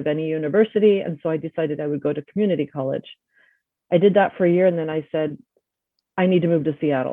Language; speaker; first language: English; early bilingual, other home language; Spanish